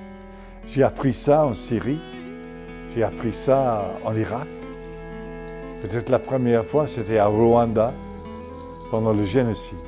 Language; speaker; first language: French; non-native, fluent; English